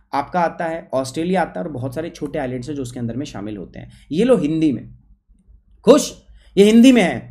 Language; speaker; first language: Hindi; native; Hindi